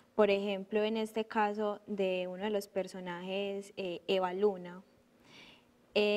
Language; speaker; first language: Spanish; native; Spanish